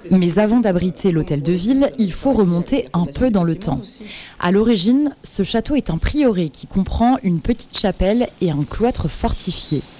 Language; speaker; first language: French; native; French